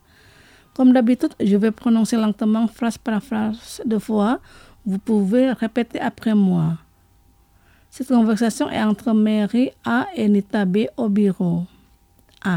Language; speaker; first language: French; non-native, local second language; Indonesian